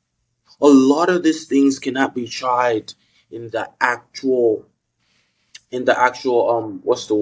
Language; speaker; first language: English; non-native, local second language; Yoruba